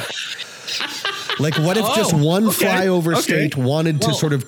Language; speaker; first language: English; native; English